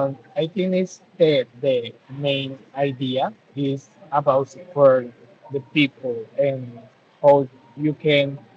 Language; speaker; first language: English; non-native, learner; Spanish